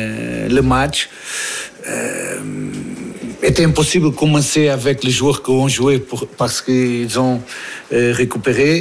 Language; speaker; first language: French; non-native, learner; Portuguese